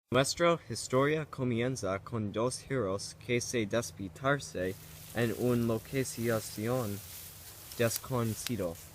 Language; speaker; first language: Spanish; non-native, learner; English